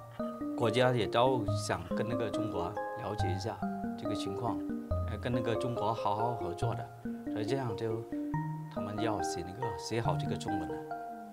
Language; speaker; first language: Chinese; early bilingual, heritage; Chinese